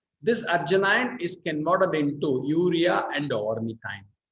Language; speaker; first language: English; non-native, local second language; Tamil